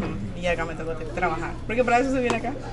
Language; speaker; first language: Spanish; native; Spanish